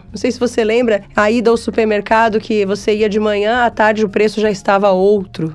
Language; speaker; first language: Portuguese; native; Portuguese